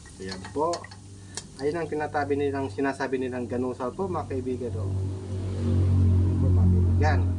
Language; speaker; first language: Filipino; non-native, local second language; Pangasinan